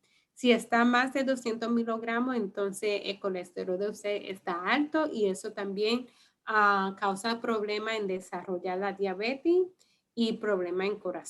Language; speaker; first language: Spanish; early bilingual, heritage; Spanish